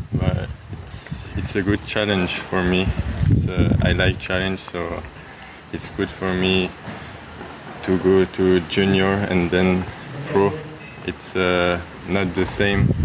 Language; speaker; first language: English; non-native, learner; French